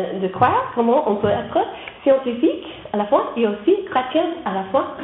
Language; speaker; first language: French; non-native, learner; English